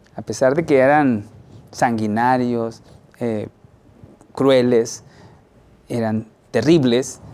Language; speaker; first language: Spanish; native; Spanish